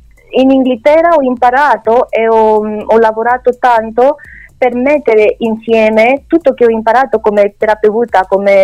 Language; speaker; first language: Italian; non-native, learner; Romanian